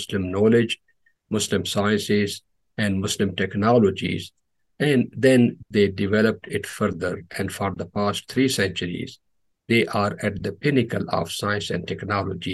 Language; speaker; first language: English; non-native, local second language; Urdu